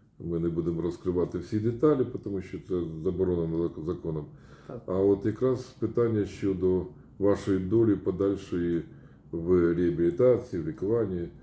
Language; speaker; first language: Ukrainian; native; Ukrainian